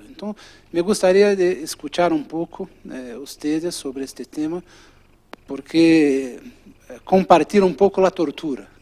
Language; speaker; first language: Spanish; non-native, fluent; Portuguese